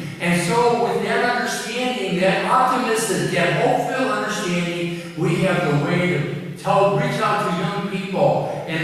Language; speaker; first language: English; native; English